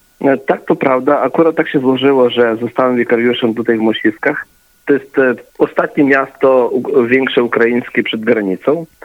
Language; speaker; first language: Polish; early bilingual, heritage; Polish